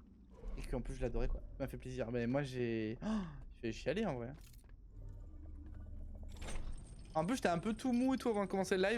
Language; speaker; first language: French; native; French